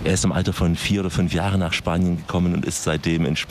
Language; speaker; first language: German; native; German